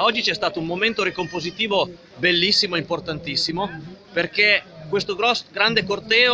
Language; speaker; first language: Italian; native; Italian